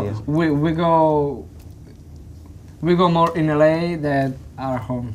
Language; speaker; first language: English; non-native, learner; Italian